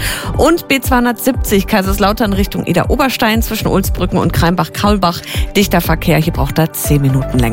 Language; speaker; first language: German; native; German